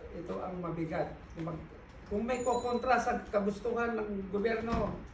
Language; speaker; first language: Filipino; non-native, local second language; Iloko